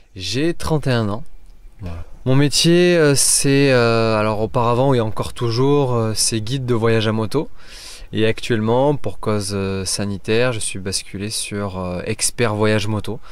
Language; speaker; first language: French; native; French